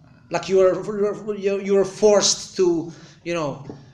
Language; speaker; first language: English; non-native, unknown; Serbian